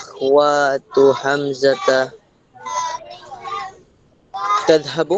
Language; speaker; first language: Arabic; non-native, learner; Filipino